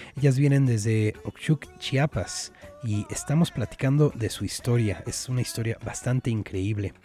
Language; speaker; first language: Spanish; early bilingual, other home language; English